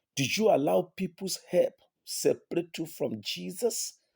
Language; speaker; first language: English; non-native, local second language; Yoruba